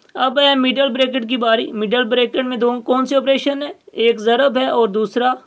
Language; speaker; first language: Urdu; non-native, local second language; Sindhi